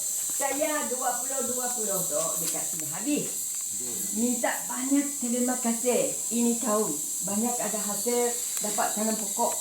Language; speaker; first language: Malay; non-native, fluent; Japanese